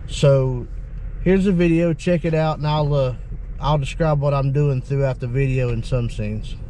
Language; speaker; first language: English; native; English